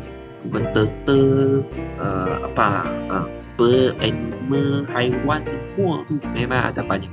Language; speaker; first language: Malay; non-native, local second language; Chinese